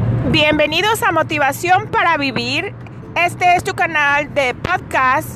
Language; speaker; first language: Spanish; native; Spanish